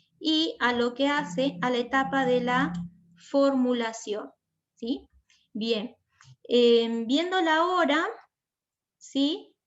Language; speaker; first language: Spanish; native; Spanish